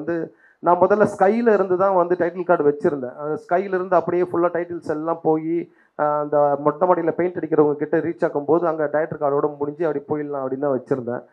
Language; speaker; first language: Tamil; native; Tamil